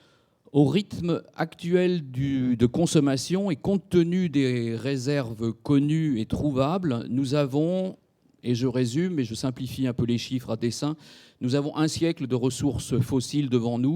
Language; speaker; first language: French; native; French